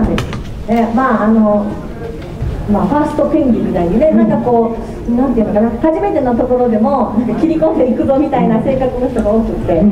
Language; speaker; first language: Japanese; native; Japanese